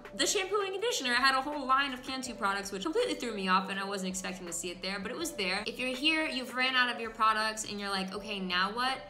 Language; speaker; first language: English; native; English